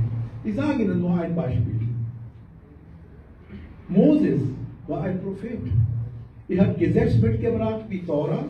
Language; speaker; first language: German; non-native, fluent; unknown